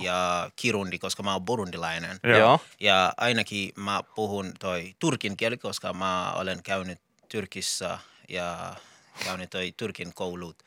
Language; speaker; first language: Finnish; non-native, learner; Rundi